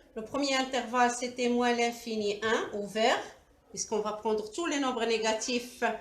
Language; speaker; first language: French; non-native, local second language; Arabic